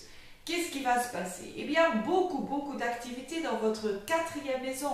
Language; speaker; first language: French; non-native, fluent; Dutch